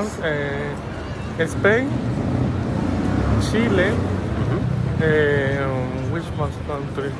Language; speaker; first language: English; non-native, learner; Spanish